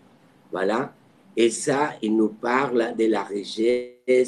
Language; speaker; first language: French; non-native, fluent; Spanish